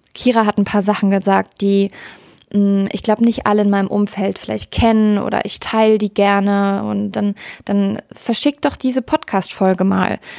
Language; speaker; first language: German; native; German